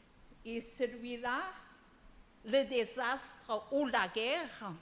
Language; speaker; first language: French; non-native, fluent; Portuguese